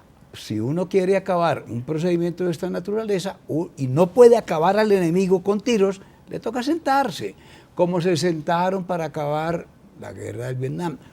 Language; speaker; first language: Spanish; native; Spanish